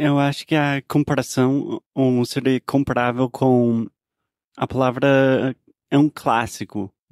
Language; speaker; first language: Portuguese; non-native, fluent; English